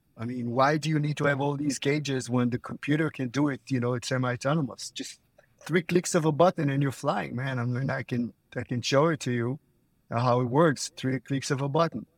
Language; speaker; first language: English; non-native, fluent; Hebrew